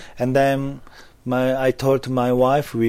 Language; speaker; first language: English; non-native, learner; Korean